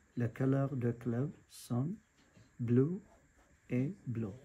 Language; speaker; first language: French; non-native, learner; Amharic